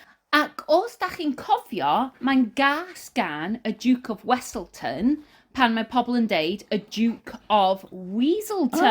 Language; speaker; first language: Welsh; non-native, learner; English